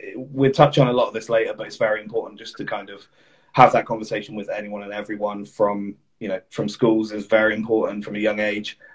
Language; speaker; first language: English; native; English